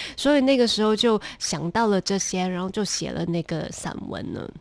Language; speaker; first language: Chinese; non-native, local second language; Cantonese